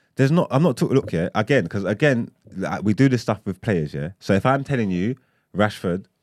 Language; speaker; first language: English; native; English